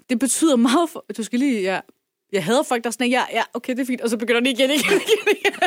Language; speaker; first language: Danish; early bilingual, other home language; Kurdish